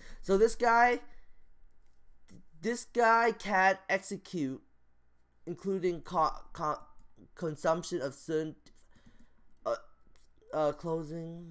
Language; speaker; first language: English; native; English